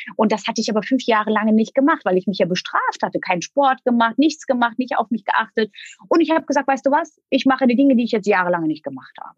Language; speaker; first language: German; non-native, fluent; Turkish